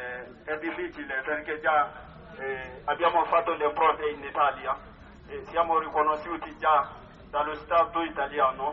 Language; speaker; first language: Italian; non-native, learner; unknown